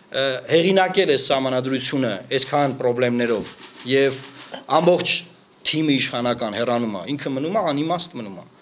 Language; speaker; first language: Armenian; native; Armenian